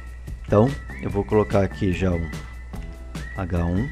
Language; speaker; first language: Portuguese; native; Portuguese